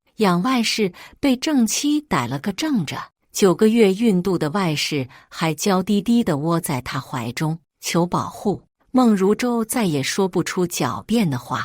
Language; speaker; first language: Chinese; native; Chinese